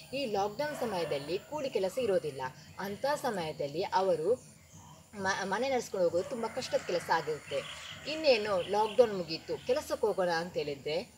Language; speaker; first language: Kannada; native; Kannada